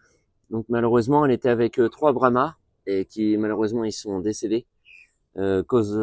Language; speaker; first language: French; native; French